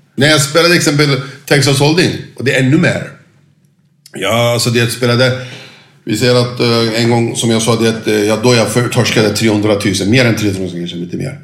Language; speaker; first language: Swedish; non-native, fluent; Turkish